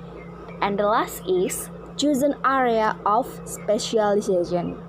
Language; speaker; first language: English; non-native, learner; Indonesian